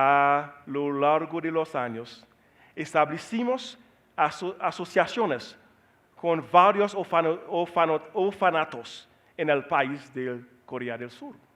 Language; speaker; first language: Spanish; non-native, learner; Haitian Creole